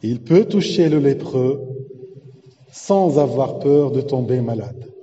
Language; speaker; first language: French; non-native, local second language; Arabic